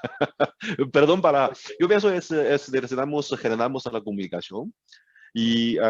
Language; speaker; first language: Spanish; non-native, learner; Chinese